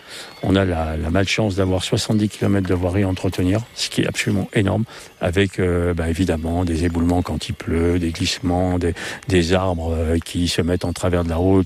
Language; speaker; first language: French; native; French